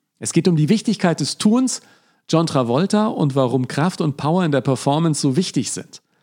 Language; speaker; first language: German; native; German